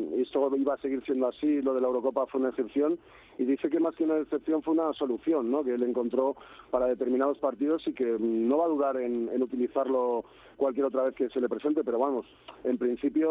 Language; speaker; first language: Spanish; native; Spanish